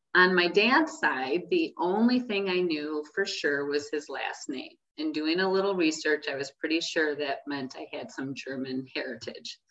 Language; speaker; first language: English; native; English